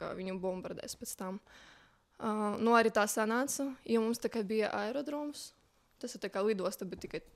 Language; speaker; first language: Latvian; non-native, learner; Ukrainian